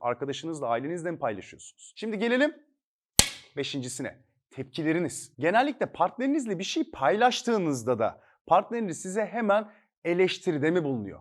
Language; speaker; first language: Turkish; native; Turkish